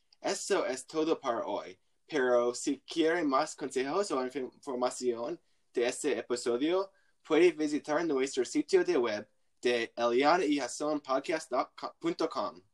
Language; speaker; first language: Spanish; non-native, learner; English